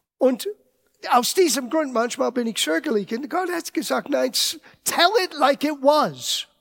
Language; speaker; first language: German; non-native, fluent; English